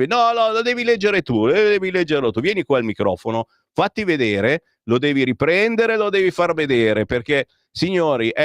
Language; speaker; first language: Italian; native; Italian